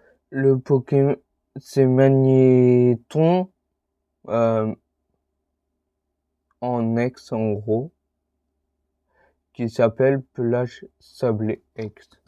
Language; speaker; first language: French; native; French